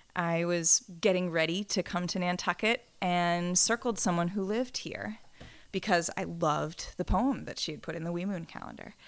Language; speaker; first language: English; native; English